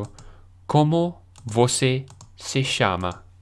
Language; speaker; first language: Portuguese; non-native, learner; English